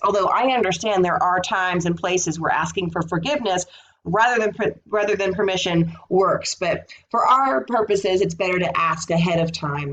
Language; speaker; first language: English; native; English